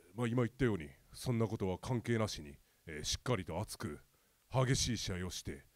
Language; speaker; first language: Japanese; native; Japanese